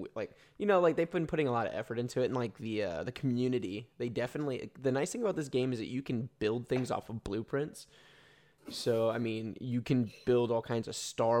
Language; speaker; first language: English; native; English